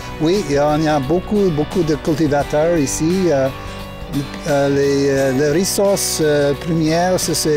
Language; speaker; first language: French; non-native, local second language; English